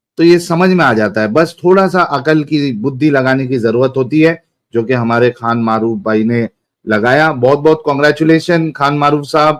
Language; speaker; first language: Hindi; native; Hindi